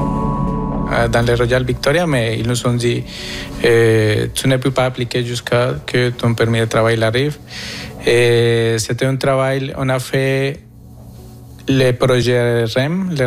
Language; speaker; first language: French; non-native, fluent; Spanish